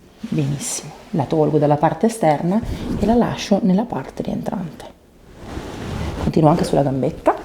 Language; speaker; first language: Italian; native; Italian